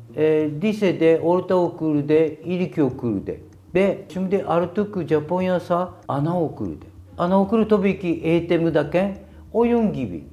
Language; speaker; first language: Turkish; non-native, fluent; Japanese